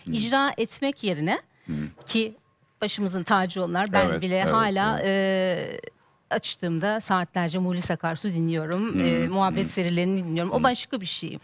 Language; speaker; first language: Turkish; native; Turkish